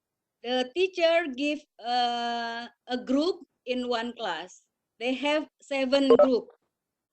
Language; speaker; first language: English; non-native, learner; Indonesian